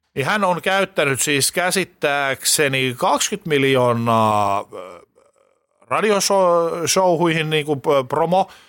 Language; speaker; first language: Finnish; native; Finnish